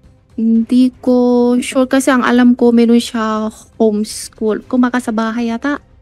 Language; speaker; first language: Filipino; non-native, learner; Chinese